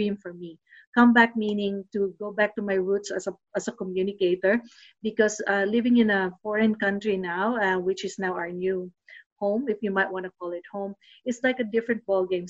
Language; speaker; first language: English; non-native, local second language; Filipino